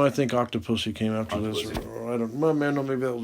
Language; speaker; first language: English; native; English